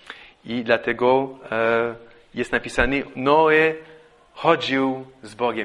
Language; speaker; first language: Polish; non-native, fluent; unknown